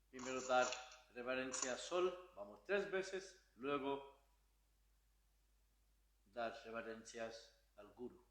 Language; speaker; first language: Spanish; non-native, learner; Bangla